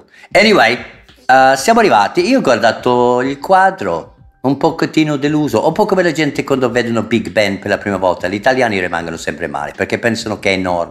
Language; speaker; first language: Italian; non-native, fluent; English